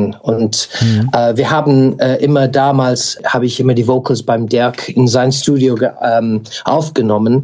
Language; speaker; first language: German; non-native, fluent; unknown